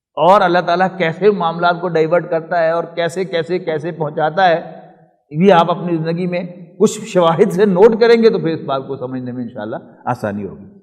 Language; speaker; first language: Urdu; non-native, local second language; Punjabi